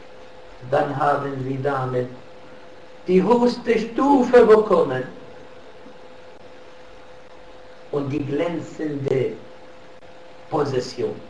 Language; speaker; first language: German; non-native, fluent; Arabic